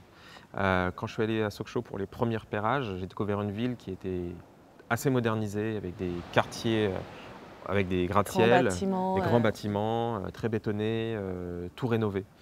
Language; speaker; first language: French; native; French